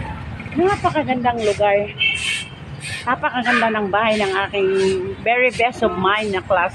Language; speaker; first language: Filipino; non-native, local second language; Cebuano